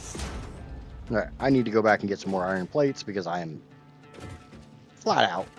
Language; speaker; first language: English; native; English